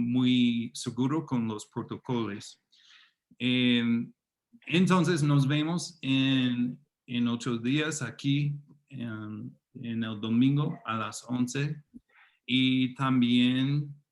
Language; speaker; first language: Spanish; non-native, fluent; English